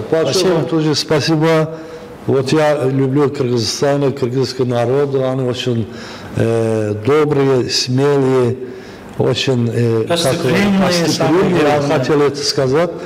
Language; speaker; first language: Russian; non-native, fluent; Azerbaijani